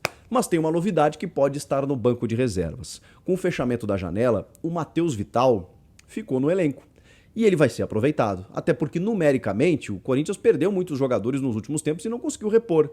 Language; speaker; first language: Portuguese; native; Portuguese